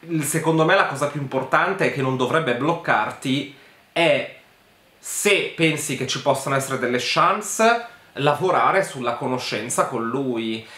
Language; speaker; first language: Italian; native; Italian